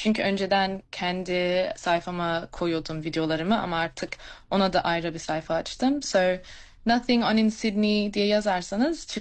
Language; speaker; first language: Turkish; early bilingual, heritage; English